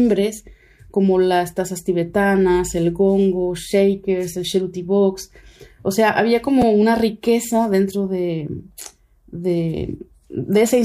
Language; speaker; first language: Spanish; native; Spanish